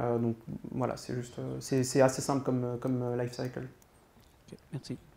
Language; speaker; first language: French; native; French